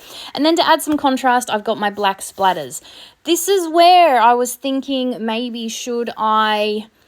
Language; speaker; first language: English; native; English